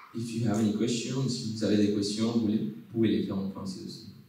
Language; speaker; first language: French; non-native, fluent; Spanish